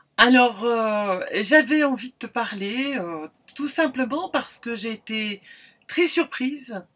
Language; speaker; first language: French; native; French